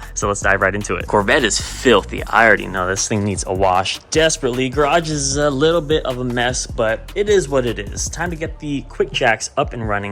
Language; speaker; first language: English; native; English